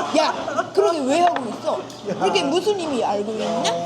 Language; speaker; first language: Korean; non-native, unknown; English